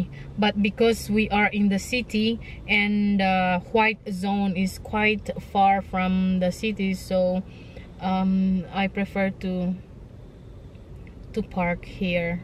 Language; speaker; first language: English; non-native, local second language; Filipino